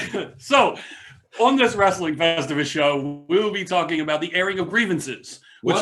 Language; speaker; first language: English; native; English